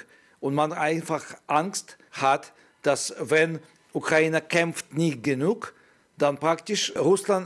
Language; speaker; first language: German; non-native, learner; Ukrainian